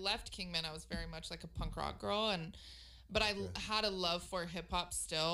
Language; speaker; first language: English; native; English